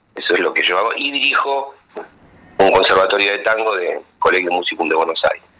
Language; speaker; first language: Spanish; native; Spanish